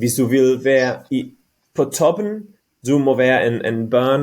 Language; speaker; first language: Danish; non-native, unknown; Catalan